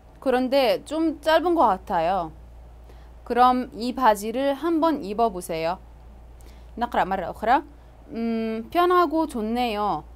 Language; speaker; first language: Korean; non-native, fluent; Arabic